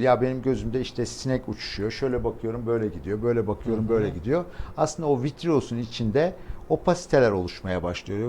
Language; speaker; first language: Turkish; native; Turkish